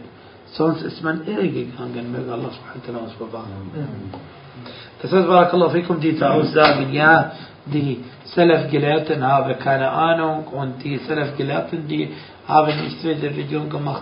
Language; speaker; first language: German; non-native, fluent; Arabic